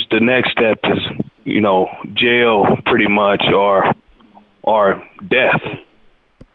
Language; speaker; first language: English; native; English